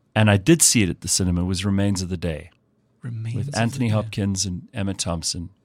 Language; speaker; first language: English; native; English